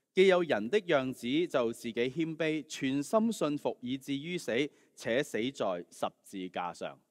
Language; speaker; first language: Cantonese; native; Cantonese